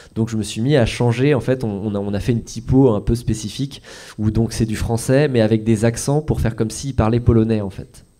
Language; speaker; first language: French; native; French